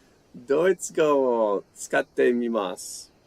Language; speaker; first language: Japanese; non-native, learner; English